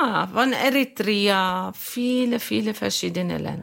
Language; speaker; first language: German; non-native, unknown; Arabic